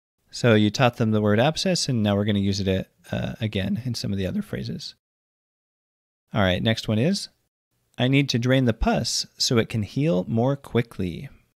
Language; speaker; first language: English; native; English